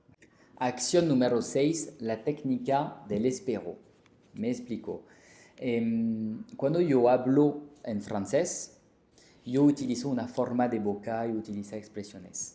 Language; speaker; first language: Spanish; non-native, fluent; French